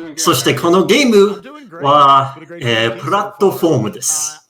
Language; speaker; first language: Japanese; non-native, learner; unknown